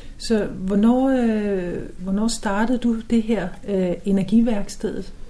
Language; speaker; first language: Danish; native; Danish